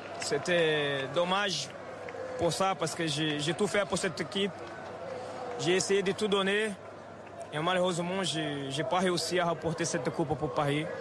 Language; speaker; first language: French; non-native, fluent; Portuguese